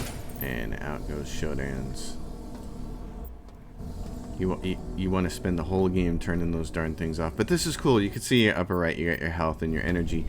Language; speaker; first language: English; native; English